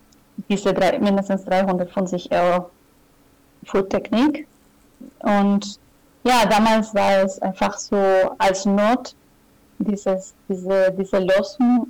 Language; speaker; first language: German; non-native, fluent; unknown